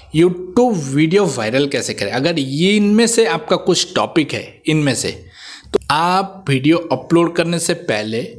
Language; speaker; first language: Hindi; non-native, local second language; Odia